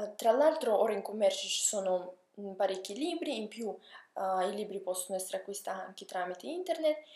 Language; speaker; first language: Italian; non-native, fluent; Russian